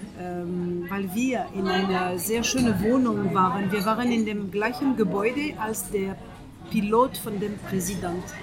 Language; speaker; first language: German; non-native, fluent; French